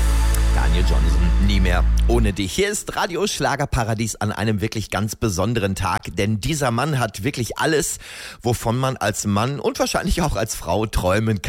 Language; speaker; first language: German; native; German